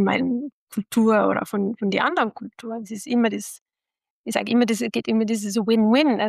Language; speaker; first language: German; non-native, fluent; Arabic